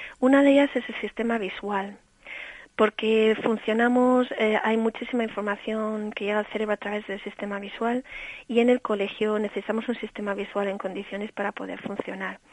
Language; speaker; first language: Spanish; early bilingual, heritage; Spanish